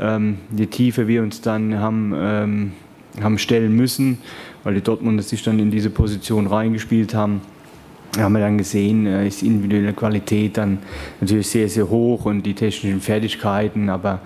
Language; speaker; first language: German; native; German